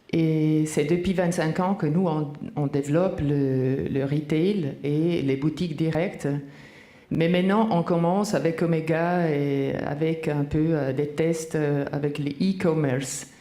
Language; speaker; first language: French; non-native, local second language; Italian